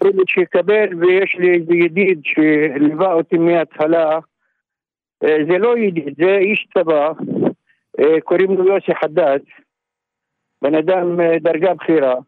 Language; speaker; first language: Hebrew; non-native, local second language; Arabic